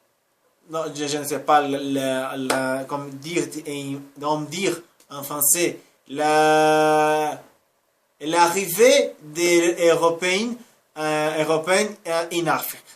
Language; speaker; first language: French; non-native, learner; Spanish